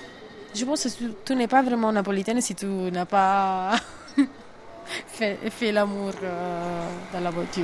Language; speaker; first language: French; non-native, fluent; Italian